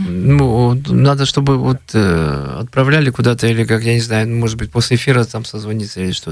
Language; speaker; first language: Russian; native; Russian